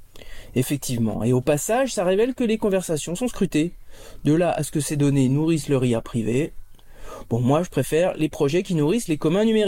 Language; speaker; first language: French; native; French